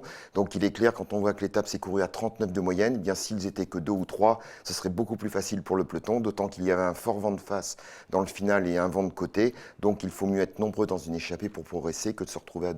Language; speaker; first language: French; native; French